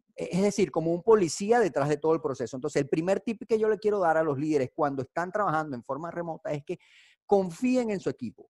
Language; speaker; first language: Spanish; native; Spanish